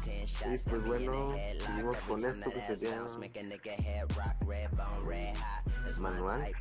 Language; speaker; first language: Spanish; native; Spanish